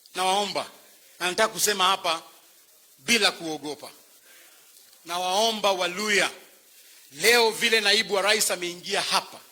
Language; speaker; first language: Swahili; non-native, local second language; Luyia